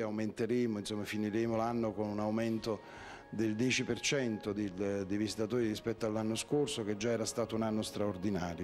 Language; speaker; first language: Italian; native; Italian